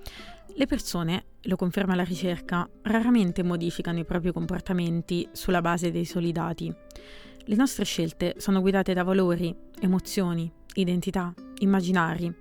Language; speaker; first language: Italian; native; Italian